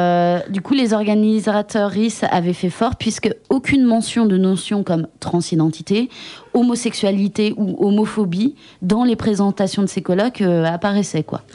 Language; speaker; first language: French; native; French